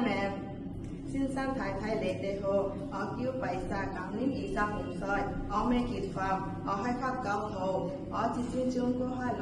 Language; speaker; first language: Cantonese; non-native, learner; Bangla